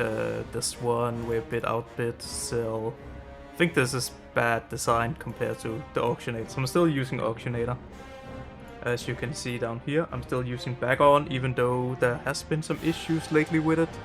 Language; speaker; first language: English; non-native, fluent; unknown